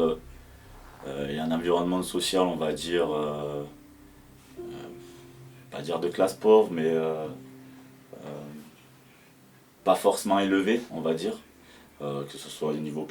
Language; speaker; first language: French; native; French